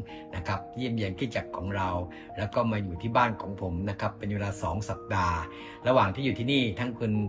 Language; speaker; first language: Thai; native; Thai